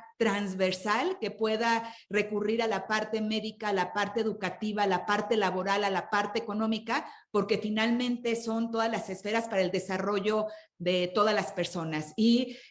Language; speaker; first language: Spanish; native; Spanish